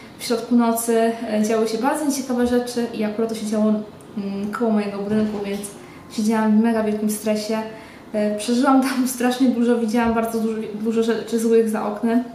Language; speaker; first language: Polish; native; Polish